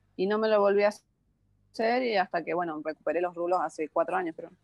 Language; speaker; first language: Spanish; native; Spanish